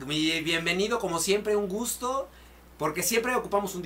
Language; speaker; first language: Spanish; native; Spanish